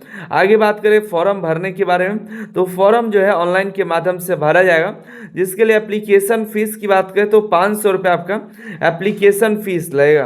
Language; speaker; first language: Hindi; native; Hindi